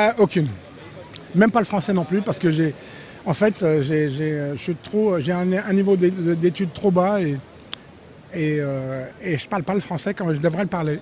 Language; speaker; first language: French; early bilingual, other home language; Cantonese